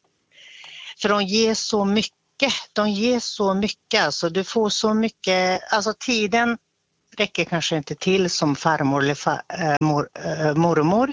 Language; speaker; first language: Swedish; native; Swedish